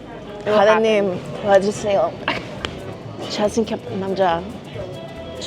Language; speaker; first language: Korean; non-native, learner; English